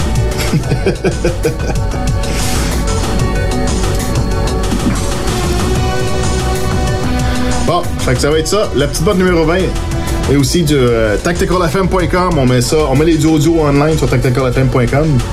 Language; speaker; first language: French; native; French